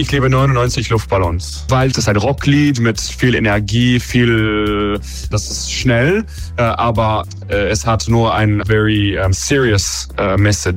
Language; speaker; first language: German; non-native, learner; English